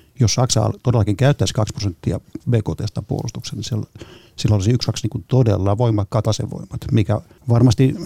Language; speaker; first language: Finnish; native; Finnish